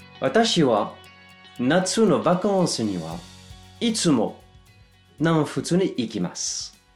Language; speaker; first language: Japanese; non-native, fluent; French